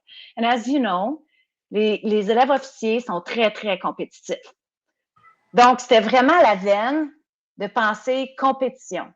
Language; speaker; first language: French; native; French